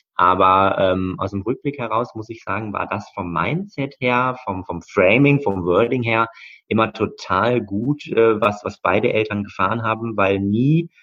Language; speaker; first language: German; native; German